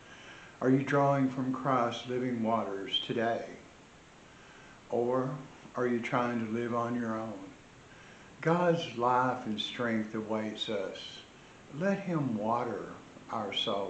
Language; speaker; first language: English; native; English